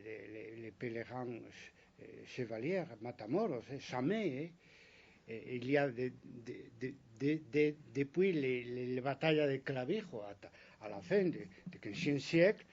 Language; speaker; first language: French; non-native, fluent; Spanish